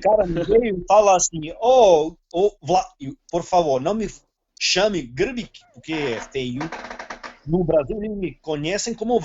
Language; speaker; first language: Portuguese; non-native, fluent; Serbian